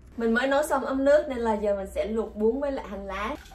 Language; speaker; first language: Vietnamese; native; Vietnamese